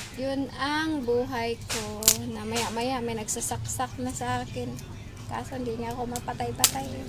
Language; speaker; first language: Filipino; non-native, local second language; Hiligaynon